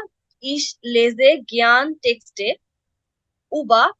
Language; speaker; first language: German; non-native, learner; Bangla